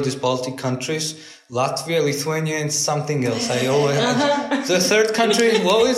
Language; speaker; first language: English; non-native, fluent; Georgian